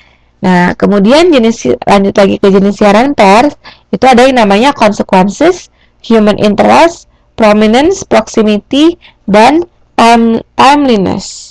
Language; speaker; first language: Indonesian; native; Indonesian